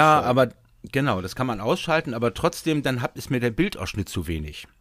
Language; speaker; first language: German; native; German